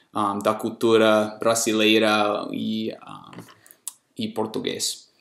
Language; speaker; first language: Portuguese; non-native, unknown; English